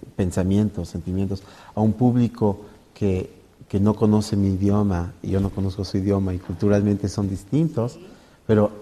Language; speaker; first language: Spanish; native; Spanish